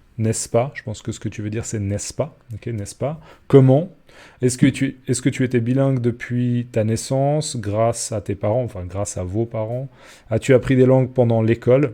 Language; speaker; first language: French; native; French